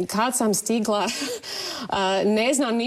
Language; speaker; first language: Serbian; non-native, learner; English